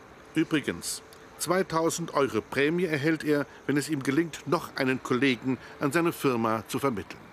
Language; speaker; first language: German; native; German